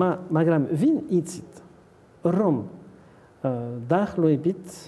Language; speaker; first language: Georgian; non-native, learner; French